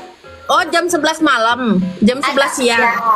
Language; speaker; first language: Indonesian; native; Indonesian